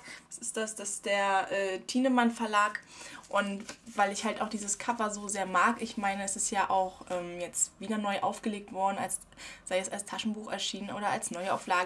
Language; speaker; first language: German; native; German